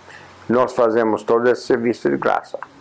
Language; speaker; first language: Portuguese; non-native, fluent; English